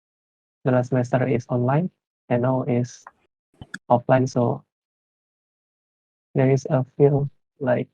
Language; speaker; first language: English; non-native, learner; Indonesian